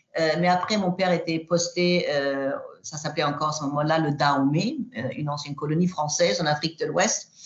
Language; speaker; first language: French; non-native, fluent; Swedish